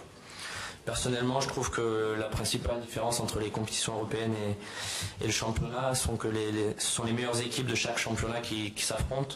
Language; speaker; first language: French; native; French